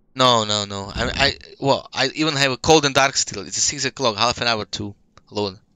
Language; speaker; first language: English; non-native, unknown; Slovak